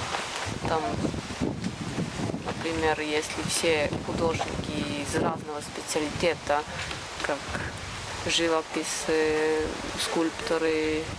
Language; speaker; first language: Russian; non-native, fluent; Lithuanian